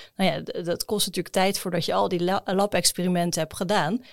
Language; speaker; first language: Dutch; native; Dutch